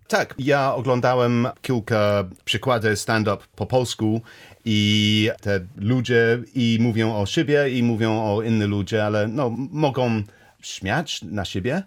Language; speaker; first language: Polish; non-native, learner; English